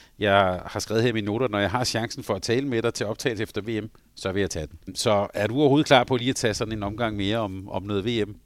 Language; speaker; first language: Danish; native; Danish